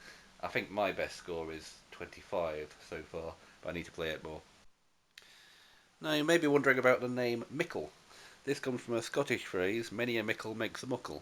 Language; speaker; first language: English; native; English